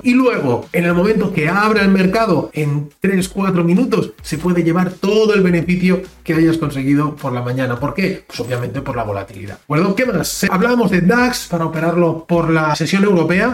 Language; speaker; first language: Spanish; native; Spanish